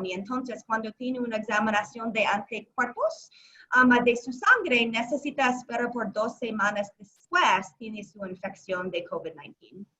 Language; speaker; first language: Spanish; non-native, learner; English